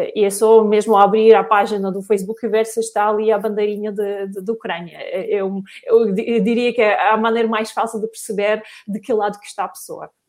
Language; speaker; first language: Portuguese; non-native, fluent; Russian